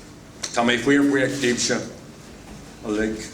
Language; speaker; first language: Irish; non-native, local second language; English